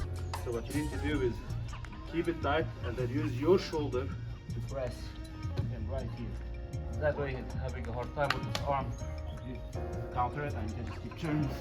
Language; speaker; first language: English; non-native, fluent; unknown